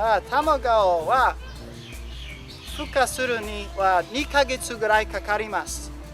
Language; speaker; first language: Japanese; non-native, learner; English